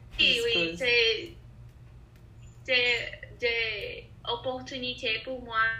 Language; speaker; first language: French; non-native, learner; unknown